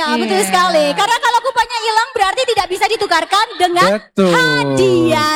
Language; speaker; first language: Indonesian; native; Indonesian